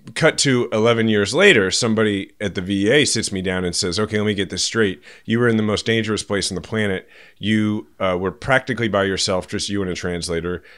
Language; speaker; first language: English; native; English